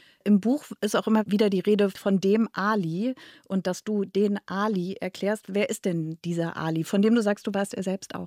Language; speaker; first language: German; native; German